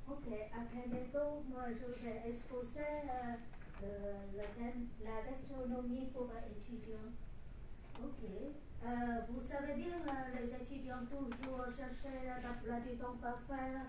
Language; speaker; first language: French; non-native, learner; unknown